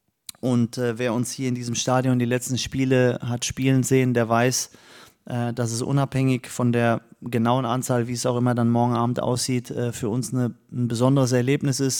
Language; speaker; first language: German; native; German